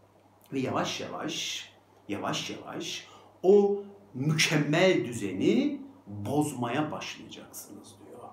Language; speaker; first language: Turkish; native; Turkish